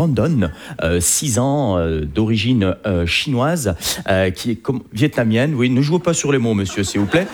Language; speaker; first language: French; native; French